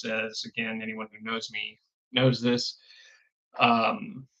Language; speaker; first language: English; native; English